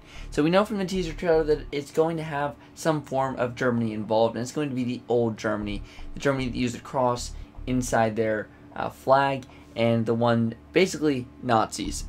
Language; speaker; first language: English; native; English